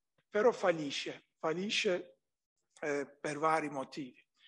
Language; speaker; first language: Italian; non-native, fluent; Turkish